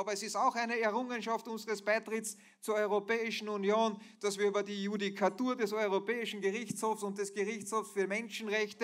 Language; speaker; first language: German; native; German